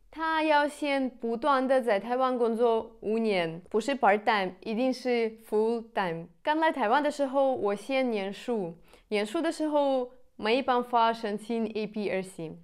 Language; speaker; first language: Chinese; non-native, fluent; Russian